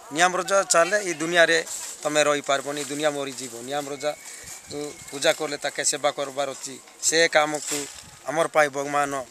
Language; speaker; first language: Odia; non-native, local second language; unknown